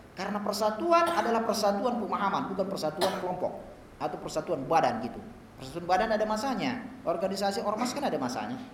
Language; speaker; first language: Indonesian; native; Indonesian